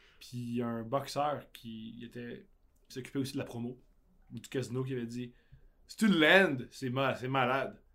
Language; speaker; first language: French; native; French